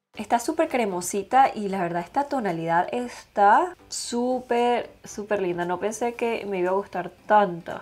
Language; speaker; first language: Spanish; native; Spanish